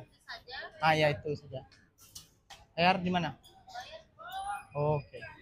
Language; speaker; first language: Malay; non-native, local second language; Javanese